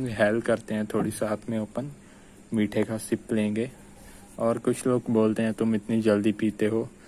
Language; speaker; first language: Hindi; non-native, local second language; Punjabi